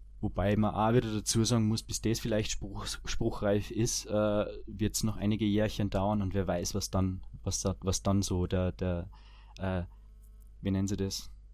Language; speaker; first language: German; early bilingual, other home language; Bosnian